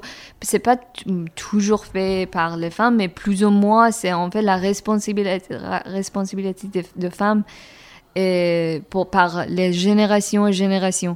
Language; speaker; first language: French; non-native, fluent; Persian